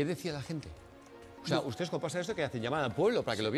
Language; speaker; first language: Spanish; native; Spanish